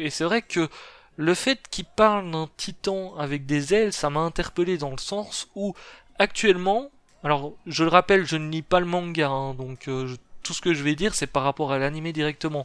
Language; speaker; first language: French; native; French